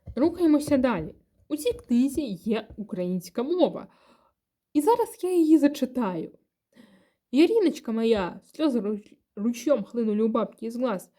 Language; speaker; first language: Ukrainian; non-native, local second language; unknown